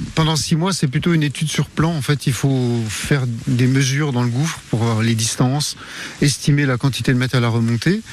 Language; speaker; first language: French; native; French